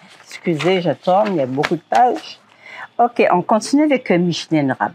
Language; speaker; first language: French; native; French